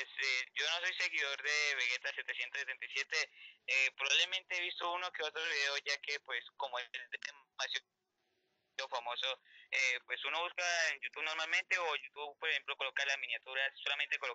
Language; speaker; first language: Spanish; native; Spanish